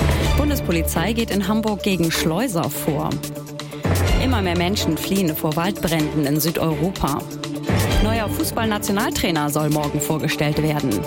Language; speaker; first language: German; native; German